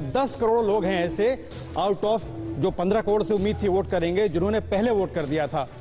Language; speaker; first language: Hindi; native; Hindi